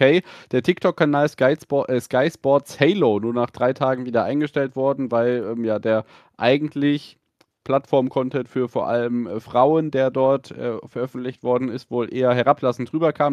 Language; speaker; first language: German; native; German